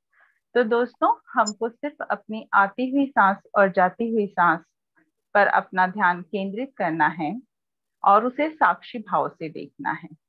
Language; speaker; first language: Hindi; native; Hindi